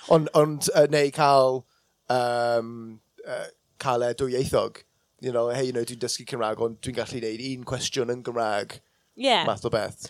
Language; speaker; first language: Welsh; non-native, local second language; English